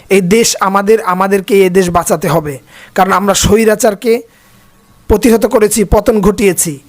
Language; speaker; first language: Bangla; native; Bangla